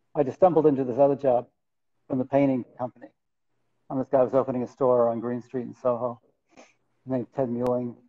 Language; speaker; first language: English; native; English